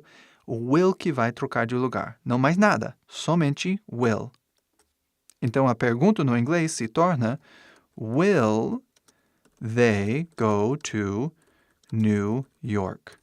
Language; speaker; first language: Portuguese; non-native, fluent; English